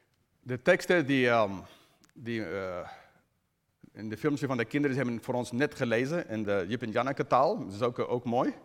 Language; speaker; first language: Dutch; non-native, fluent; English